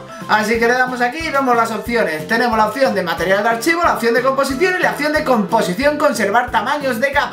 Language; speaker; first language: Spanish; native; Spanish